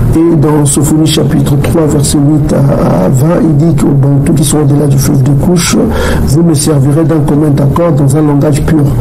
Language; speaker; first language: French; non-native, local second language; Kongo